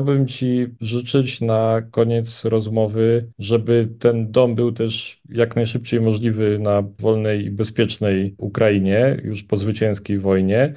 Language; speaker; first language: Polish; native; Polish